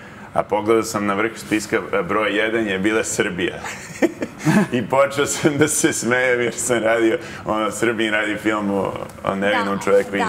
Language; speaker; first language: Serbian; early bilingual, heritage; Serbian